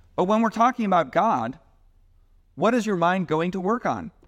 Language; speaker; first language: English; native; English